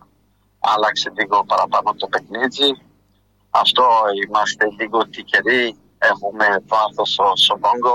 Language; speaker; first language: Greek; non-native, fluent; French